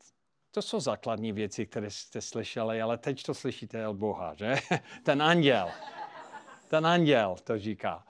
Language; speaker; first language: Czech; non-native, fluent; English